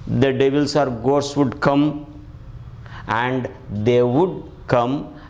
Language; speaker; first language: English; non-native, local second language; Kannada